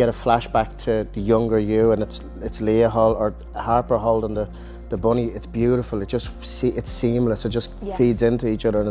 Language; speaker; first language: English; native; English